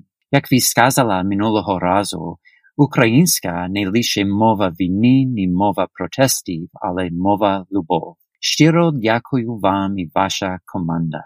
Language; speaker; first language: Ukrainian; non-native, learner; English